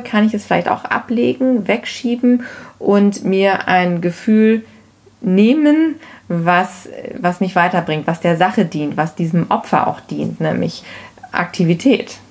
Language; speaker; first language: German; native; German